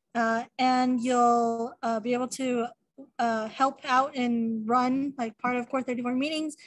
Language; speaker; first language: English; native; English